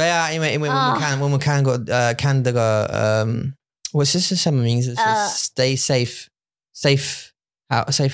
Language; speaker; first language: Chinese; non-native, learner; English